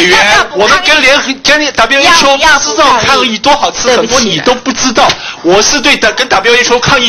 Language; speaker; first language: Chinese; native; Chinese